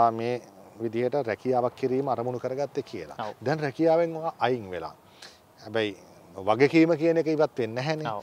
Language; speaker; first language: Sinhala; native; Sinhala